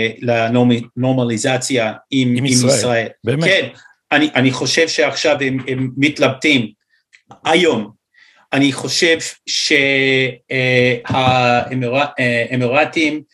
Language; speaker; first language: Hebrew; non-native, fluent; English